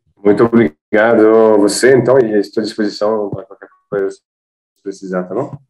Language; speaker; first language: Portuguese; non-native, fluent; French